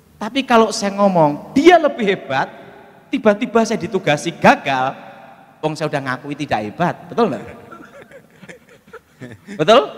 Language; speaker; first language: Indonesian; native; Indonesian